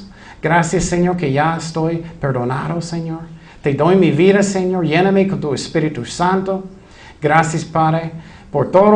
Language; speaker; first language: Spanish; non-native, fluent; English